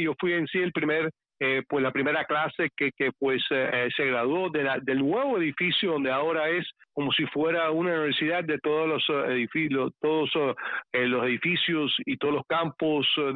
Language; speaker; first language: Spanish; early bilingual, heritage; Spanish